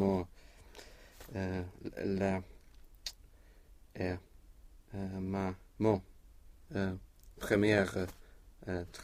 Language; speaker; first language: French; non-native, learner; Swedish